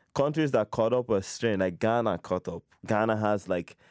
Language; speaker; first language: English; non-native, local second language; Igbo